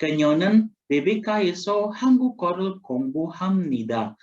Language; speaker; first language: Korean; non-native, fluent; Indonesian